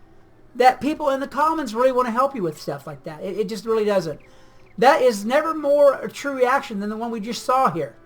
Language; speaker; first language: English; native; English